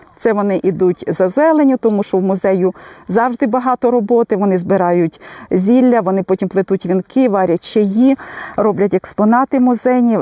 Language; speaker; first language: Ukrainian; native; Ukrainian